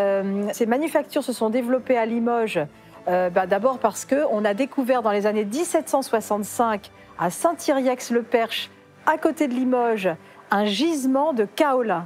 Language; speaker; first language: French; native; French